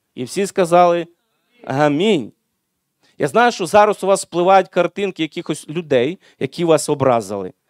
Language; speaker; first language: Ukrainian; non-native, local second language; Russian